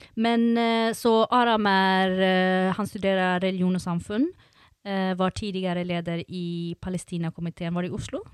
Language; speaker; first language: Norwegian; non-native, fluent; Swedish